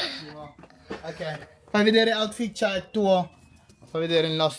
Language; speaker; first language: Italian; early bilingual, other home language; Filipino